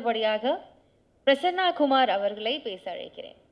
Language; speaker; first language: Tamil; native; Tamil